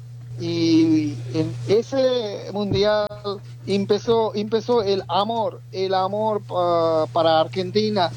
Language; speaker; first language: Spanish; non-native, learner; Bangla